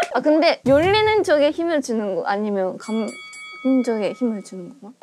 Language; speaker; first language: Korean; non-native, fluent; Japanese